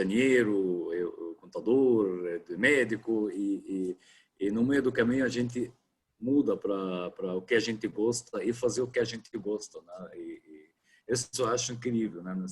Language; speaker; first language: Portuguese; non-native, fluent; Arabic